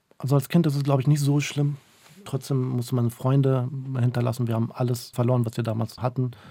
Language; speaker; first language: German; early bilingual, other home language; Kurdish